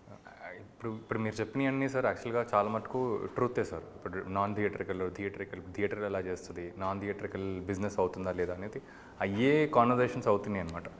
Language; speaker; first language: Telugu; native; Telugu